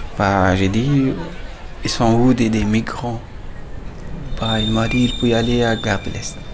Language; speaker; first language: French; non-native, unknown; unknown